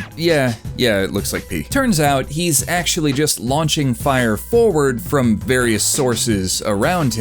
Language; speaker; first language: English; native; English